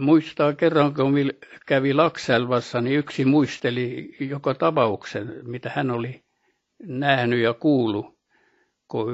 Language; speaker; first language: Finnish; early bilingual, heritage; Finnish